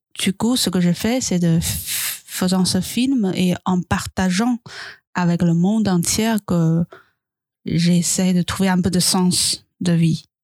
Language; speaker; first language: French; non-native, fluent; Chinese